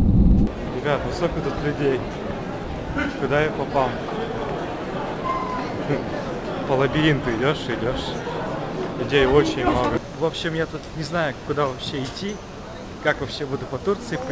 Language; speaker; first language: Russian; native; Russian